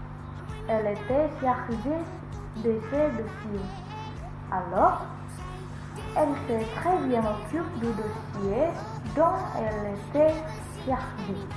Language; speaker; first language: French; non-native, learner; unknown